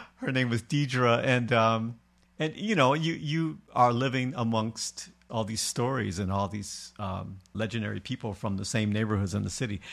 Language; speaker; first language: English; native; English